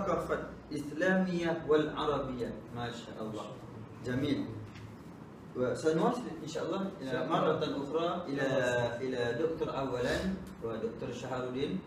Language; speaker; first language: Arabic; non-native, learner; Malay